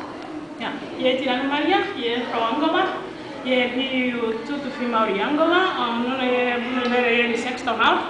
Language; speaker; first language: Icelandic; non-native, learner; Portuguese